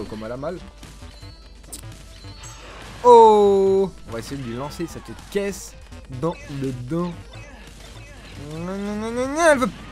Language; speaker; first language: French; native; French